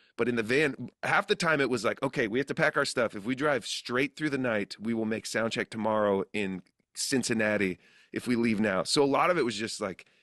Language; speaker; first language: English; native; English